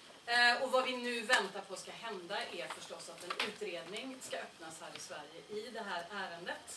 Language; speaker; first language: Swedish; native; Swedish